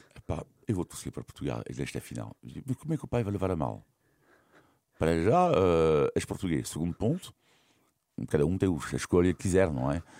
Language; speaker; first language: Portuguese; non-native, fluent; French